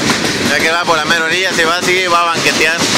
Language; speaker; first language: Spanish; native; Spanish